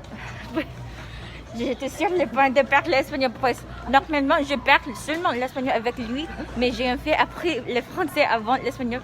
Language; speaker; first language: French; non-native, learner; English